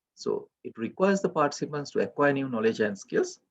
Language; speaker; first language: English; non-native, local second language; Sinhala